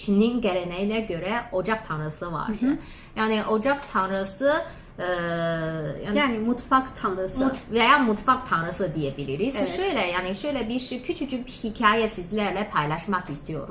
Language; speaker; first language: Turkish; non-native, fluent; Chinese